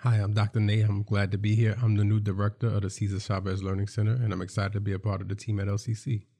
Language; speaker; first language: English; native; English